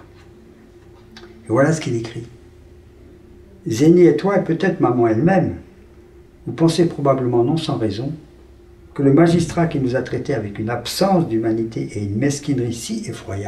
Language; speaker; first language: French; native; French